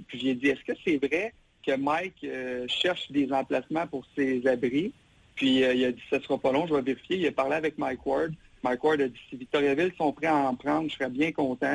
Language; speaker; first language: French; native; French